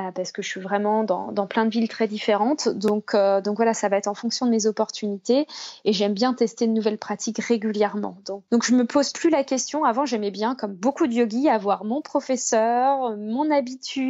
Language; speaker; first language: French; native; French